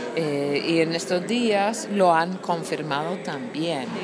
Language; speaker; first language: Spanish; non-native, fluent; Icelandic